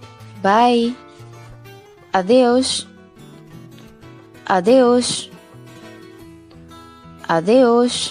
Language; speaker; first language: Portuguese; non-native, fluent; Nepali